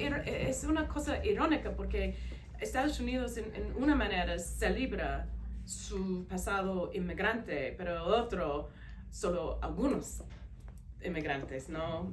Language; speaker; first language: Spanish; non-native, fluent; English